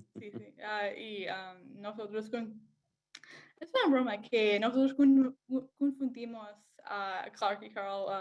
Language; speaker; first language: Spanish; non-native, learner; English